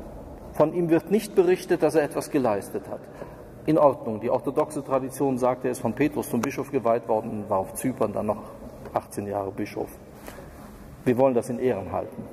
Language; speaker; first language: German; native; German